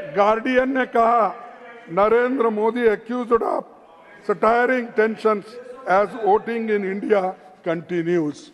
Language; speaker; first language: Hindi; non-native, local second language; Kannada